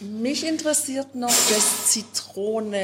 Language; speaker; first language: German; native; German